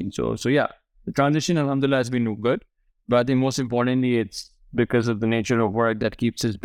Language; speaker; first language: English; non-native, local second language; Urdu